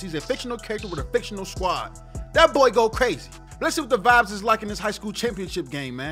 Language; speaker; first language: English; native; English